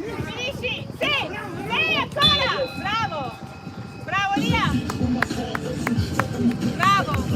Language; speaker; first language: Italian; native; Italian